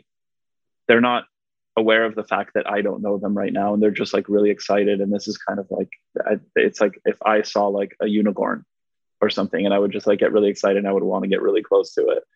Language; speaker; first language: English; non-native, fluent; Polish